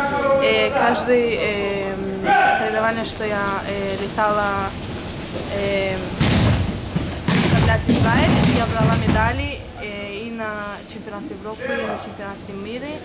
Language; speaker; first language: Russian; early bilingual, heritage; Russian